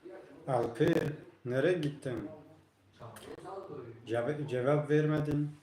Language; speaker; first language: Turkish; non-native, learner; Tajik